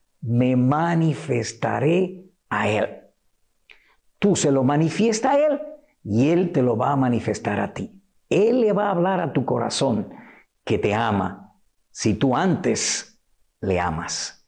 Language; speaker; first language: Spanish; native; Spanish